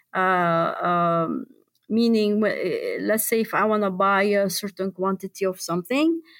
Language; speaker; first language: English; non-native, fluent; Arabic